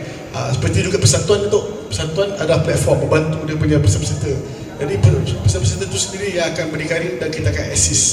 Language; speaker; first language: Malay; native; Malay